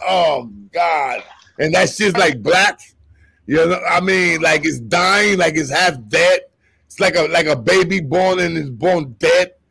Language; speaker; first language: English; early bilingual, other home language; Spanish